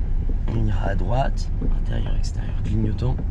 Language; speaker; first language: French; native; French